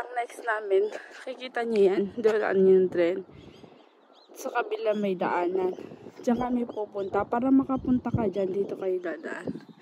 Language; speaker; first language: Filipino; native; Filipino